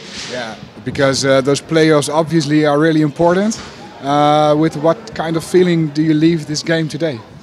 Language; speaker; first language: English; non-native, fluent; Dutch